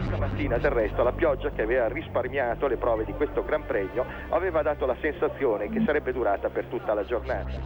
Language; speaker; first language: Italian; native; Italian